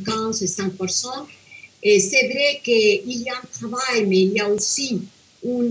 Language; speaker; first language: French; non-native, fluent; Spanish